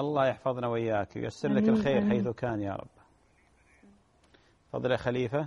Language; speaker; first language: Arabic; native; Arabic